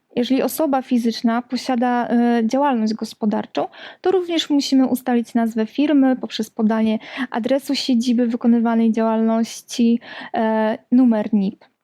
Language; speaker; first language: Polish; native; Polish